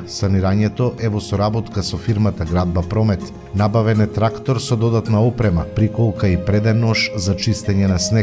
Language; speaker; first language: Macedonian; native; Macedonian